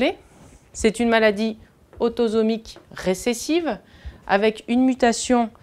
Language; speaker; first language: French; native; French